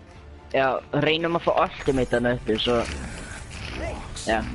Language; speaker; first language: Icelandic; early bilingual, other home language; Norwegian